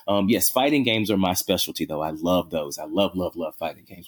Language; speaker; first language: English; native; English